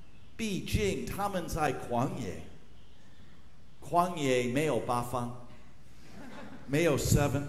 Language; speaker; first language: Chinese; non-native, fluent; English